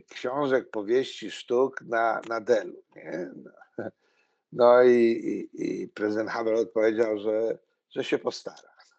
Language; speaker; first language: Polish; native; Polish